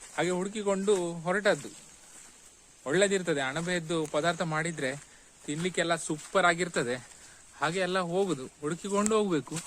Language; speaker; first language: Kannada; non-native, local second language; Konkani